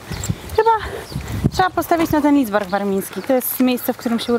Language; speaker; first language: Polish; native; Polish